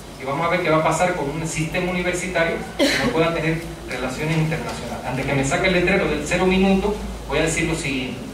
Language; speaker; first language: Spanish; native; Spanish